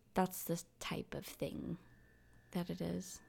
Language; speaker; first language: English; native; English